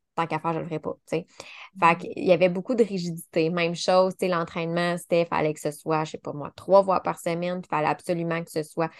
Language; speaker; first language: French; native; French